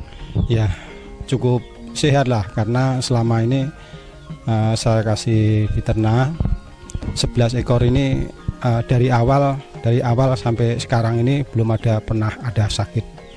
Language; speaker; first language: Indonesian; non-native, local second language; Javanese